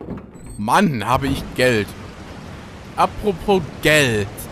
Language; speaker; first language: German; native; German